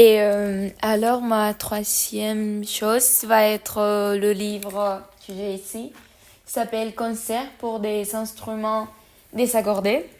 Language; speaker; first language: French; non-native, learner; Spanish